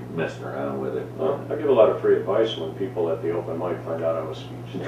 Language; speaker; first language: English; native; English